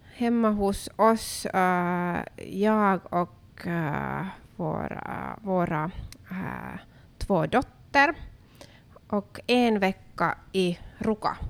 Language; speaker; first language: Swedish; non-native, local second language; Finnish